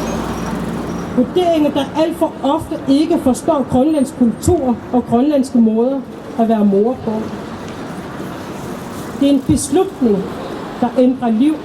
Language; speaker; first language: Danish; non-native, local second language; Kalaallisut